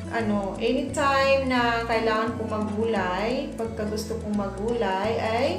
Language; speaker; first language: Filipino; native; Filipino